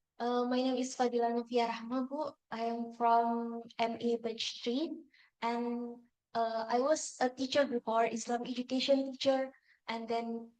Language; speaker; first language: English; non-native, fluent; Indonesian